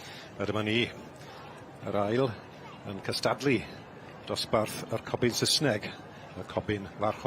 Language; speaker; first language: Welsh; native; Welsh